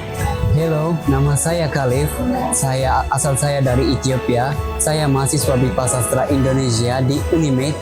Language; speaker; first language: Indonesian; non-native, learner; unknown